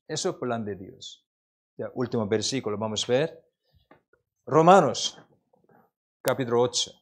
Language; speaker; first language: Spanish; non-native, learner; Korean